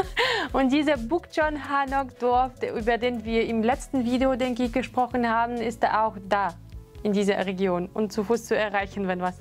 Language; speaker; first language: German; non-native, fluent; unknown